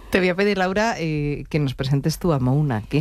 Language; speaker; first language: Spanish; native; Spanish